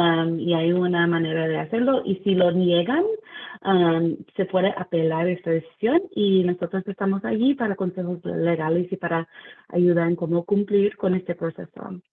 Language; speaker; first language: Spanish; early bilingual, heritage; Spanish